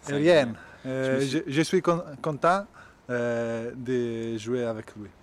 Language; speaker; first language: French; non-native, learner; Italian